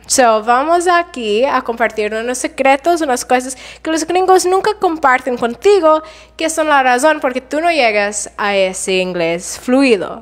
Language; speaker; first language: Spanish; non-native, fluent; English